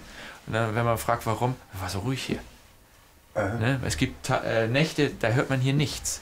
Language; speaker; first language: German; native; German